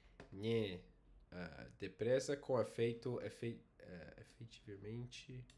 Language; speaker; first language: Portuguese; non-native, fluent; English